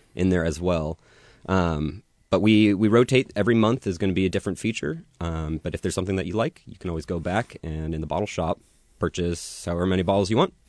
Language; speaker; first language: English; native; English